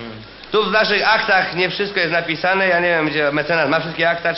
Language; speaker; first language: Polish; native; Polish